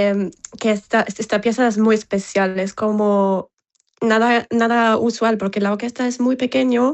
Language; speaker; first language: Spanish; non-native, fluent; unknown